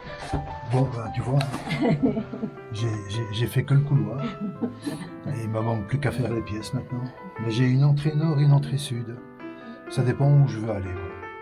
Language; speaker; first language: French; native; French